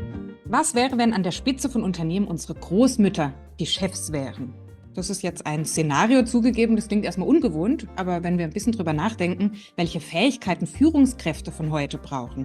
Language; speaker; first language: German; native; German